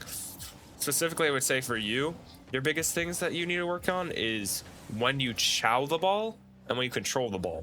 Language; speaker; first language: English; native; English